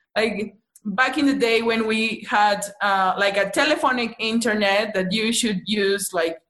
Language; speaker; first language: English; non-native, fluent; Spanish